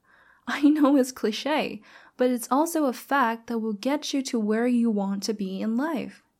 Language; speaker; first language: English; non-native, fluent; Thai